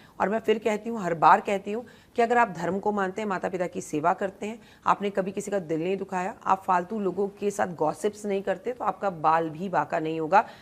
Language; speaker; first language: Hindi; native; Hindi